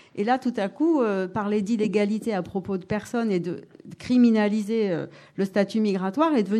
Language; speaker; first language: French; native; French